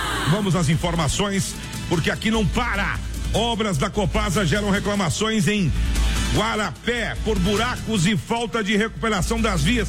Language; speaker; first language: Portuguese; native; Portuguese